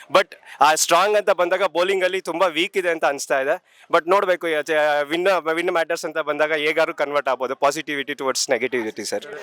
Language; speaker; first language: Kannada; native; Kannada